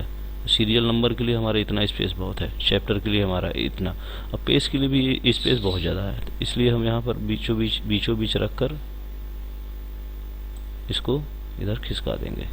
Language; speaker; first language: Hindi; native; Hindi